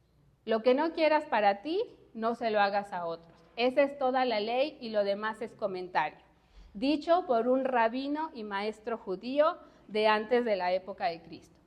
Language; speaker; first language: Spanish; native; Spanish